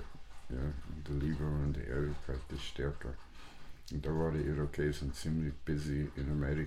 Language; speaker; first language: German; non-native, fluent; English